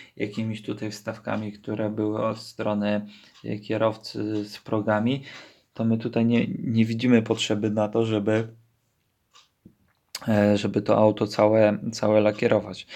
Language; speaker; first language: Polish; native; Polish